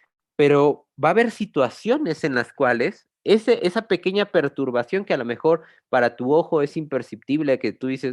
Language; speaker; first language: Spanish; native; Spanish